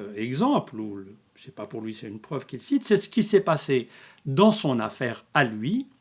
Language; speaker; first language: French; non-native, local second language; Arabic